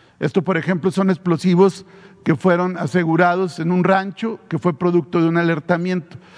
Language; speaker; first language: Spanish; native; Spanish